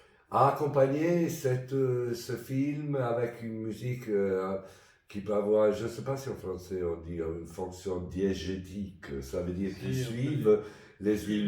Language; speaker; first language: French; non-native, fluent; Italian